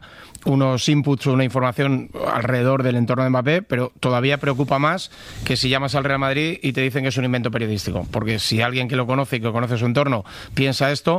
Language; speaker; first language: Spanish; native; Spanish